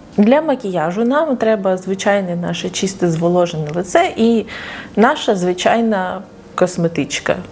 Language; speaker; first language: Ukrainian; non-native, local second language; Russian